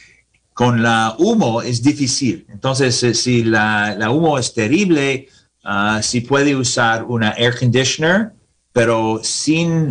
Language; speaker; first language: Spanish; non-native, learner; English